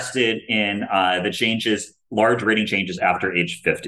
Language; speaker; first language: English; native; English